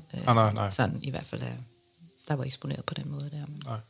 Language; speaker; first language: Danish; early bilingual, other home language; English